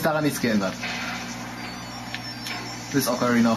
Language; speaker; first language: German; native; German